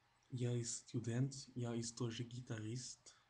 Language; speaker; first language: Russian; non-native, learner; Dutch